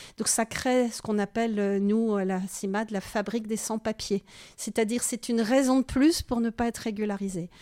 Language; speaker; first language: French; native; French